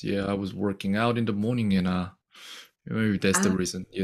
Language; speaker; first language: English; non-native, fluent; Korean